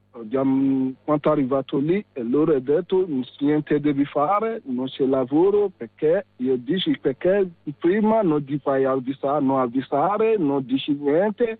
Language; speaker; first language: Italian; non-native, learner; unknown